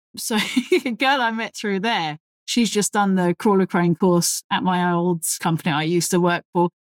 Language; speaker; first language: English; native; English